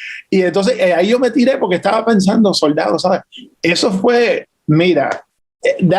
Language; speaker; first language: Spanish; early bilingual, heritage; English